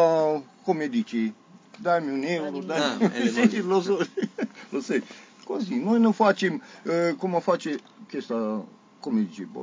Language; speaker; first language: Italian; non-native, learner; Romanian